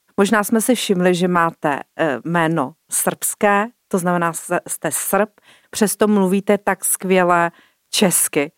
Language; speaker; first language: Czech; native; Czech